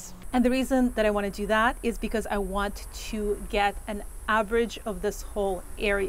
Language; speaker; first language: English; native; English